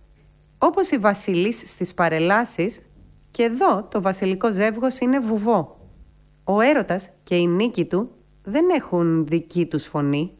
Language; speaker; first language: Greek; native; Greek